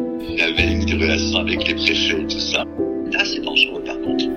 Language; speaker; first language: French; native; French